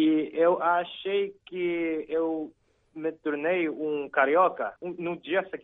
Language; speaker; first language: Portuguese; non-native, fluent; Chinese